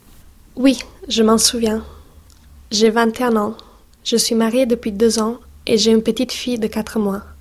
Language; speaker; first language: French; non-native, fluent; Italian